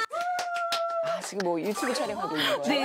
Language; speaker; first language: Korean; native; Korean